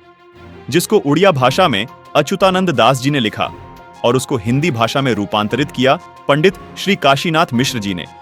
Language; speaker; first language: Hindi; native; Hindi